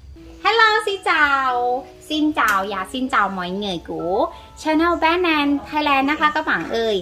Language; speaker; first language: Vietnamese; non-native, learner; Thai